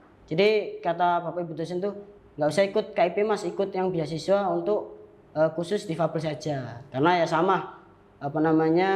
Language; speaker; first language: Indonesian; non-native, local second language; Javanese